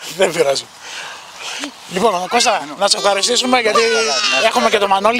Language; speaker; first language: Greek; native; Greek